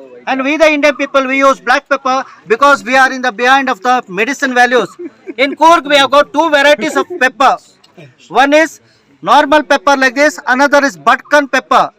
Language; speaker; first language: English; non-native, local second language; Malayalam